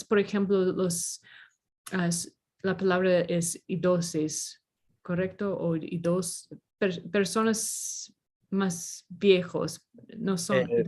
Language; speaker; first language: Spanish; non-native, learner; English